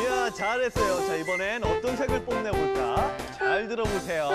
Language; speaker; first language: Korean; native; Korean